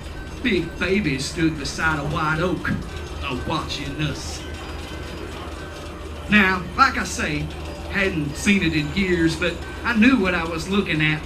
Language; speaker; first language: English; native; English